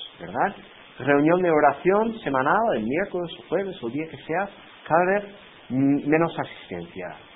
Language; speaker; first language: Spanish; non-native, fluent; English